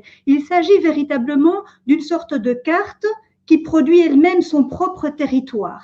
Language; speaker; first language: French; native; French